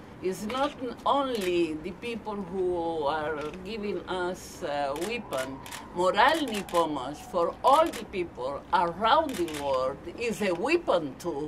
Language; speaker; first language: English; non-native, learner; Spanish